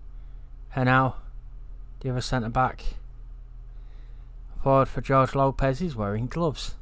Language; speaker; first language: English; native; English